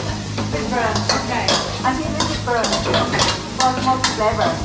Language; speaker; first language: English; non-native, learner; Thai